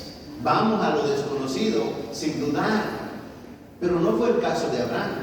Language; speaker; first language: Spanish; native; Spanish